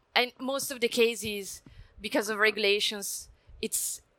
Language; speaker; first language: English; non-native, fluent; Italian